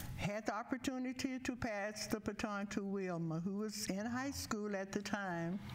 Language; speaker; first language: English; native; English